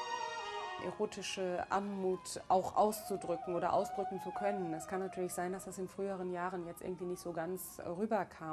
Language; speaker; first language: German; native; German